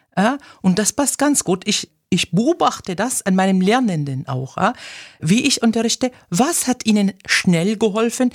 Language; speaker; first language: German; non-native, fluent; Arabic